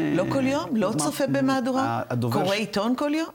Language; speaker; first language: Hebrew; native; Hebrew